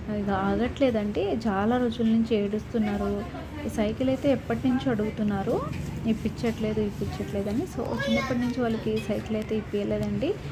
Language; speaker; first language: Telugu; native; Telugu